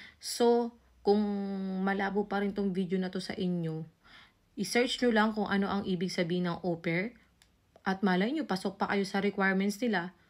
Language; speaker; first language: Filipino; native; Filipino